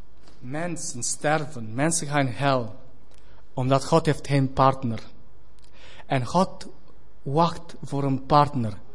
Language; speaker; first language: Dutch; non-native, fluent; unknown